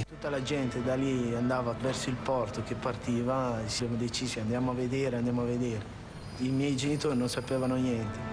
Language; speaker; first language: Italian; native; Italian